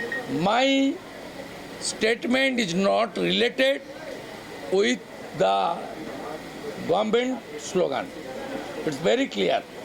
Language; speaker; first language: English; non-native, local second language; Bangla